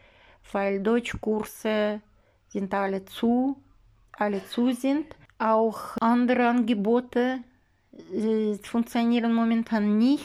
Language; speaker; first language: German; non-native, learner; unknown